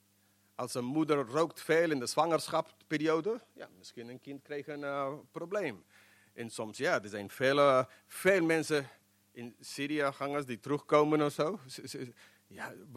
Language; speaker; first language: Dutch; non-native, fluent; English